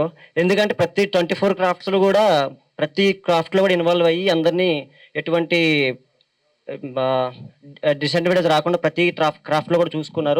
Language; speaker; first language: Telugu; native; Telugu